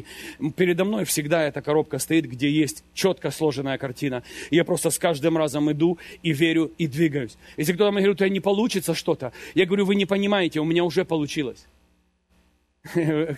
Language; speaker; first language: Russian; native; Russian